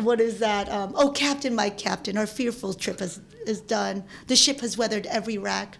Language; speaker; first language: English; early bilingual, other home language; Filipino